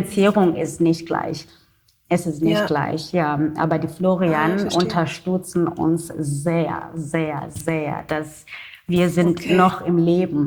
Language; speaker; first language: German; non-native, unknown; Xhosa